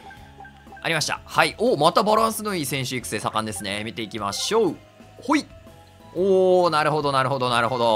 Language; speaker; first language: Japanese; native; Japanese